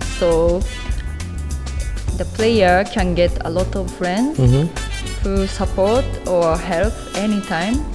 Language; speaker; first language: English; non-native, learner; Japanese